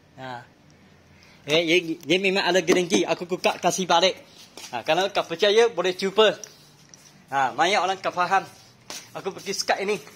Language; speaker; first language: Malay; non-native, local second language; Chinese